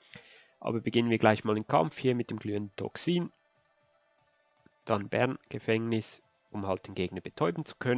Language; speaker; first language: German; native; German